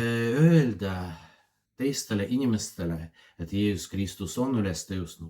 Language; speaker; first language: Estonian; non-native, fluent; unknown